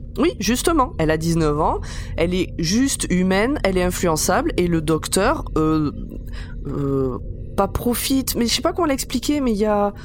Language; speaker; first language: French; native; French